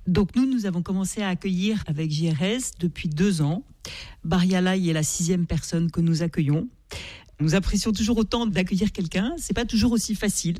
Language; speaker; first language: French; native; French